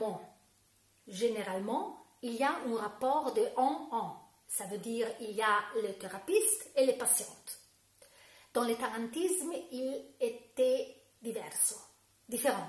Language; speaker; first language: French; non-native, fluent; Italian